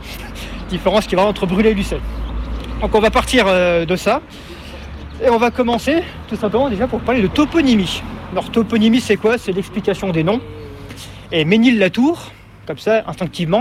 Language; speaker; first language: French; native; French